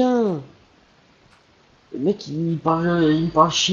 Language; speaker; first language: French; native; French